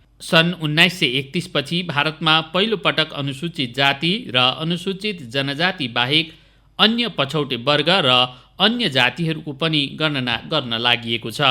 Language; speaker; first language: Nepali; native; Nepali